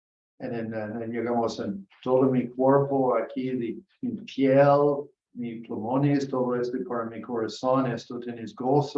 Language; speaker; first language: Spanish; non-native, learner; English